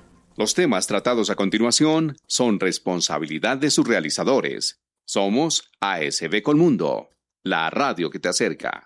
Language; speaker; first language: Spanish; native; Spanish